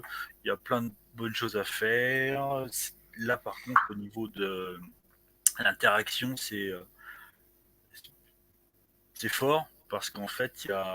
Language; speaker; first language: French; native; French